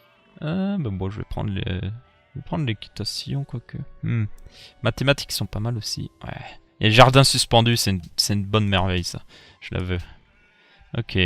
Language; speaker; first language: French; native; French